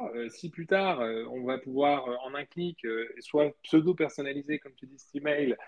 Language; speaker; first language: French; early bilingual, other home language; Spanish